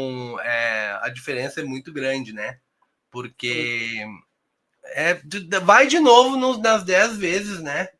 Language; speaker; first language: Portuguese; native; Portuguese